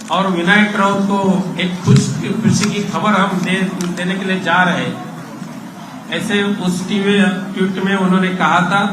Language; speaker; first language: Hindi; non-native, local second language; Marathi